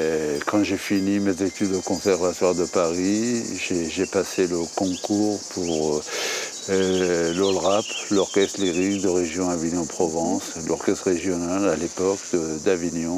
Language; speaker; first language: French; non-native, fluent; Persian